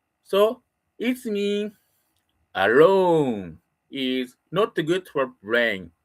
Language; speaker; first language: English; non-native, learner; Japanese